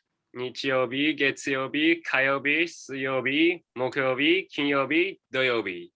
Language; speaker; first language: Japanese; non-native, fluent; English